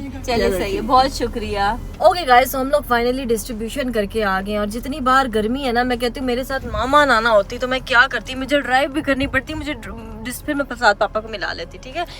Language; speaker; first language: Urdu; non-native, local second language; Punjabi